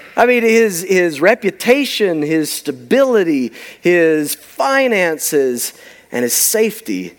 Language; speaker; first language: English; native; English